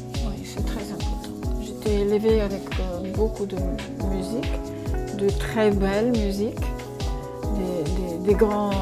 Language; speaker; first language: French; non-native, fluent; English